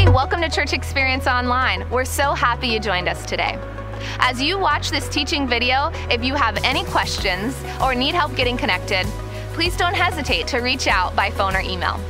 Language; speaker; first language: English; native; English